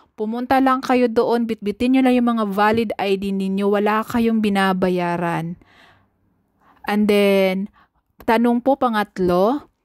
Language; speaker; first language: Filipino; native; Filipino